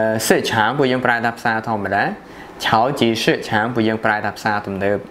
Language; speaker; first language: Chinese; non-native, fluent; Khmer